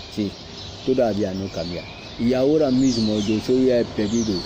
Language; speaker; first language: Spanish; non-native, learner; French